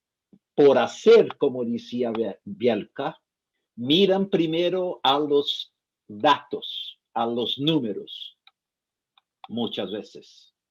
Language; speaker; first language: Spanish; non-native, fluent; Portuguese